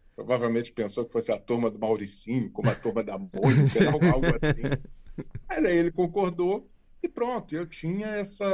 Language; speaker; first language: Portuguese; native; Portuguese